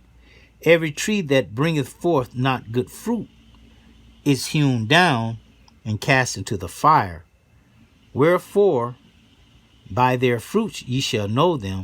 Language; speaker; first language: English; native; English